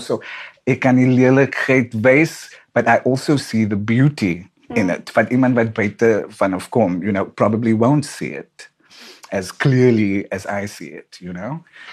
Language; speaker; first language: English; non-native, local second language; Afrikaans